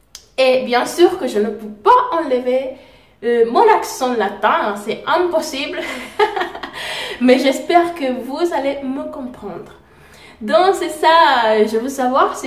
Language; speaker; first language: French; non-native, fluent; Spanish